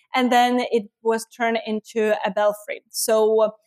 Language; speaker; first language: English; non-native, fluent; Lithuanian